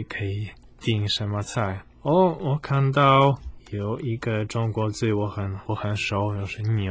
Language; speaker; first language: Chinese; non-native, fluent; Polish